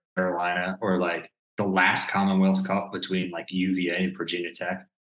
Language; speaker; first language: English; native; English